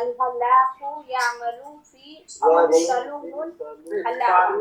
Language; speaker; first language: Arabic; non-native, learner; Urdu